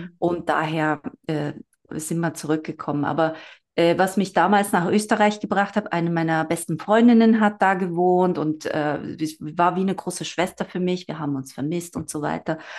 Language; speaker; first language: German; non-native, fluent; Spanish